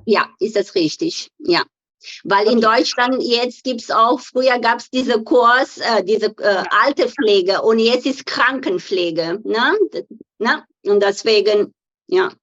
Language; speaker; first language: German; non-native, fluent; Portuguese